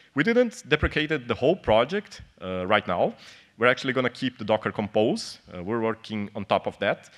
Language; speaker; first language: English; non-native, fluent; Portuguese